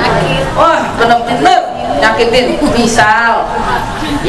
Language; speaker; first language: Indonesian; native; Indonesian